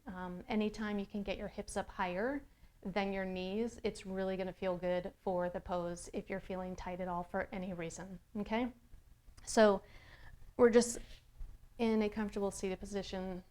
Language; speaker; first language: English; native; English